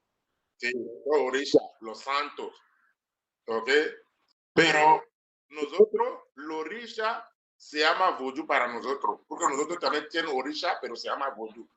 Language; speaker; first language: Spanish; non-native, learner; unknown